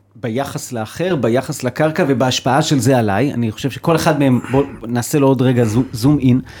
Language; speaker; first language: Hebrew; native; Hebrew